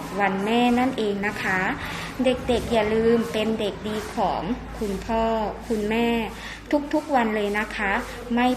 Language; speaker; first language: Thai; native; Thai